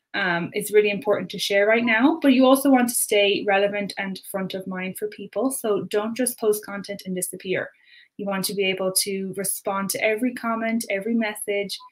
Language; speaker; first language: English; native; English